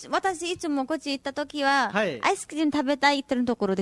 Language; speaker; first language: Japanese; non-native, learner; Nepali